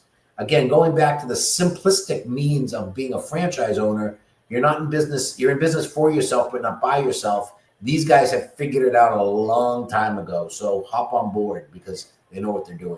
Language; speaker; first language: English; native; English